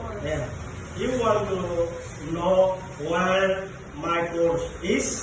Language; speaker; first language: English; non-native, learner; Tetum